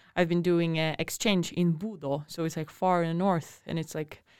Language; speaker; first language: English; non-native, fluent; Russian